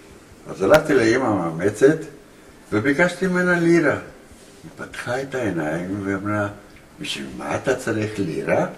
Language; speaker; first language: Hebrew; early bilingual, other home language; Romanian